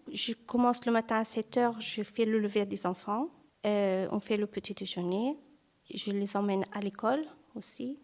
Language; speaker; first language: French; non-native, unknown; Portuguese